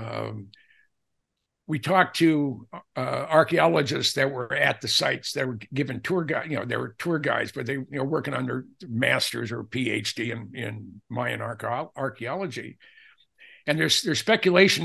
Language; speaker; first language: English; native; English